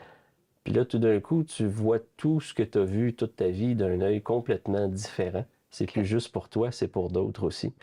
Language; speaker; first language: French; native; French